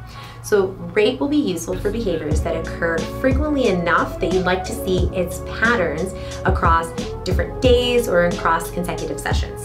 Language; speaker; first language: English; native; English